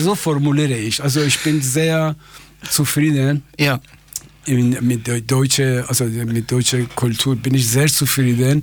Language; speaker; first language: German; non-native, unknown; Persian